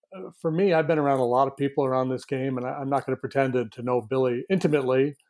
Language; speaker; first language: English; native; English